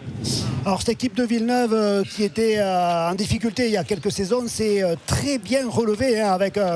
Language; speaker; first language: French; native; French